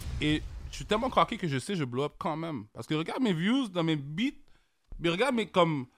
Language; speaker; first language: French; native; French